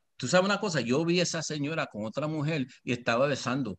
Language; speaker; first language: Spanish; early bilingual, heritage; Spanish